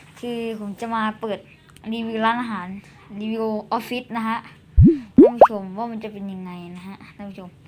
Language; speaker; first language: Thai; native; Thai